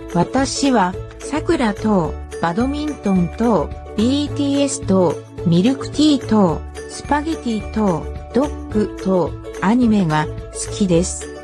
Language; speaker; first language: Japanese; non-native, learner; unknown